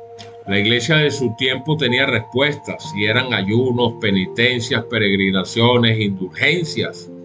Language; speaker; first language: Spanish; native; Spanish